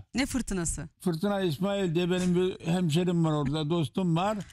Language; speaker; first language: Turkish; native; Turkish